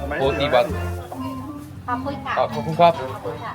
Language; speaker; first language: Thai; non-native, learner; Korean